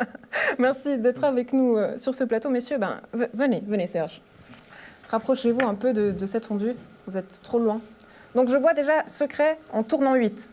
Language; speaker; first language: French; native; French